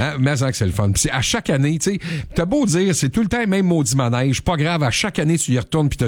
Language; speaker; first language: French; native; French